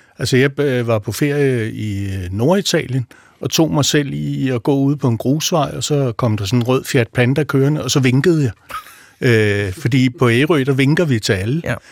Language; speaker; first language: Danish; native; Danish